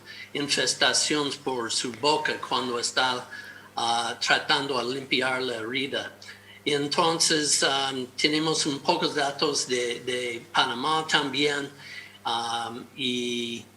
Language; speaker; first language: Spanish; non-native, fluent; English